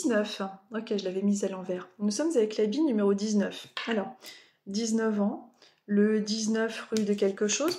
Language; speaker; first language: French; native; French